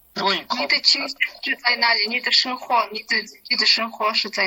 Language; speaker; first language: Chinese; non-native, learner; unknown